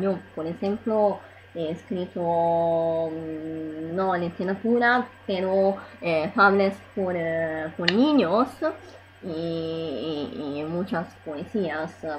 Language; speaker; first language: Spanish; non-native, learner; Italian